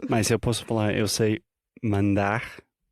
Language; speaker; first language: Portuguese; non-native, fluent; English